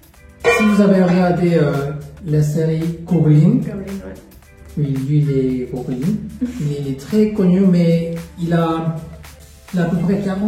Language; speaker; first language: French; non-native, fluent; Korean